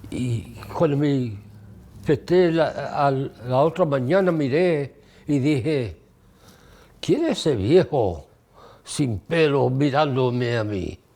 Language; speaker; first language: Spanish; early bilingual, heritage; English